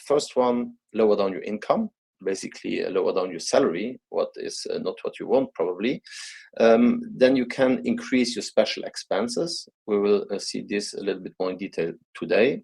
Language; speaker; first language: English; non-native, fluent; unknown